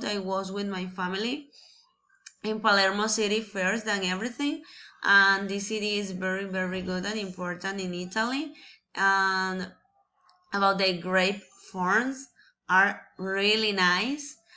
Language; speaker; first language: English; non-native, learner; Spanish